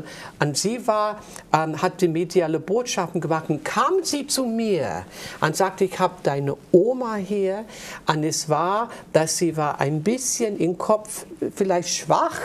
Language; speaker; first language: German; non-native, fluent; English